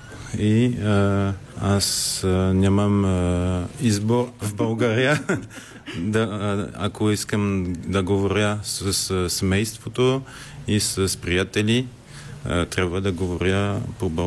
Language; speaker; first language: Bulgarian; non-native, learner; French